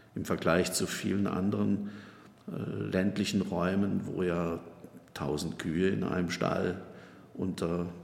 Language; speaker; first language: German; native; German